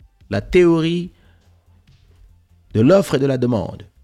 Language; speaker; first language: French; non-native, local second language; Lingala